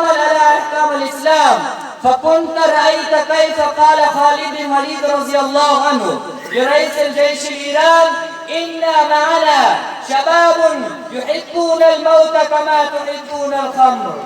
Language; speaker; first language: Arabic; non-native, learner; Urdu